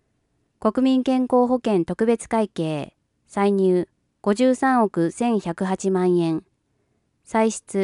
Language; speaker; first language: Japanese; native; Japanese